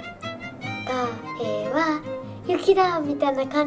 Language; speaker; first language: Japanese; native; Japanese